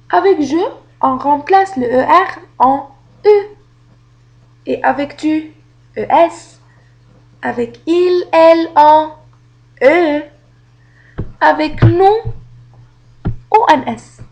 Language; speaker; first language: French; non-native, fluent; Arabic